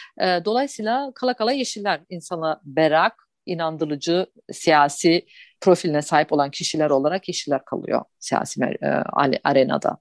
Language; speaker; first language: Turkish; early bilingual, heritage; Turkish